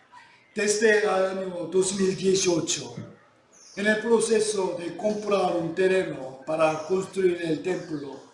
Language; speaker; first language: Spanish; non-native, fluent; Korean